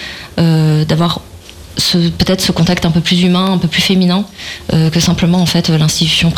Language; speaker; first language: French; native; French